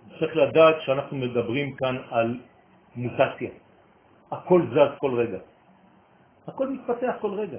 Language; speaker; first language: Hebrew; non-native, fluent; French